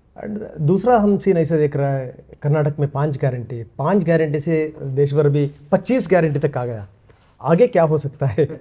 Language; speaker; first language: Hindi; non-native, local second language; Kannada